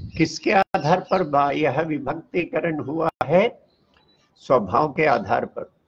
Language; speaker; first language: Hindi; non-native, local second language; Tamil